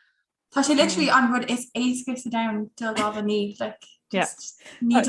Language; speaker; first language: Irish; non-native, local second language; English